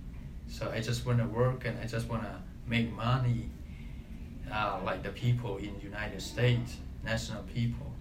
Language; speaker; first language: English; non-native, learner; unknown